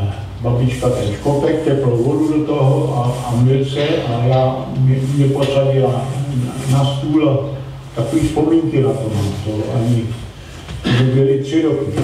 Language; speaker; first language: Czech; non-native, local second language; German